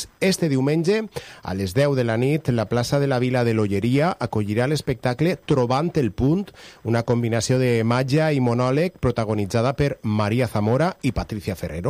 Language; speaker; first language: Catalan; native; Catalan